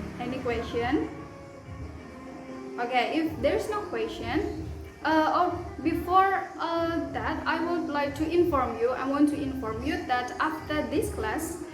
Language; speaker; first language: English; non-native, fluent; Indonesian